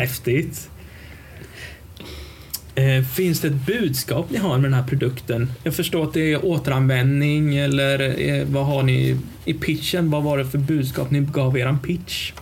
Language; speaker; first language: Swedish; native; Swedish